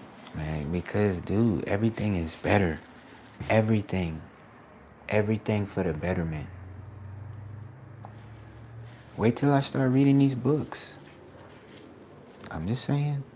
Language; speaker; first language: English; native; English